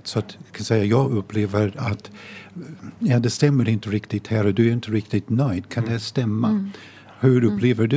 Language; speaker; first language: Swedish; non-native, fluent; English